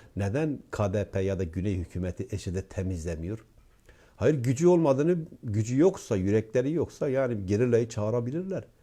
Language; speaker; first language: Turkish; non-native, local second language; Kurdish